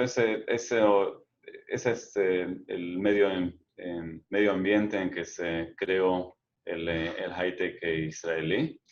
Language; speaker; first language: Spanish; non-native, fluent; Hebrew